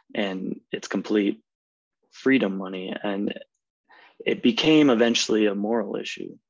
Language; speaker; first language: English; native; English